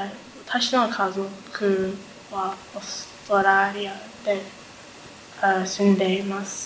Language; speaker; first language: Japanese; non-native, learner; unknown